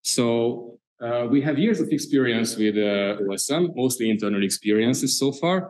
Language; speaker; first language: English; non-native, fluent; Hungarian